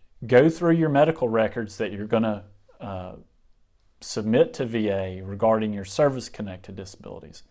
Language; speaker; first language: English; native; English